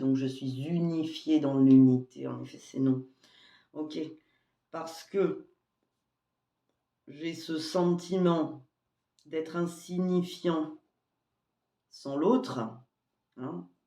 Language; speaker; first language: French; native; French